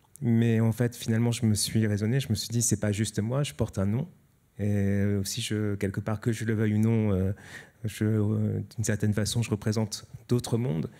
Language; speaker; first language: French; native; French